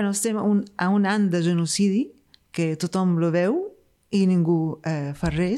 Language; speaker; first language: Catalan; non-native, fluent; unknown